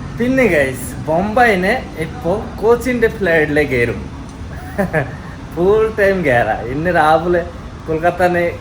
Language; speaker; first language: Malayalam; non-native, learner; Bangla